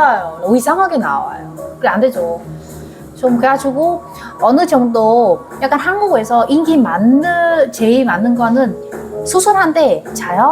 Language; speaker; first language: Korean; non-native, learner; Vietnamese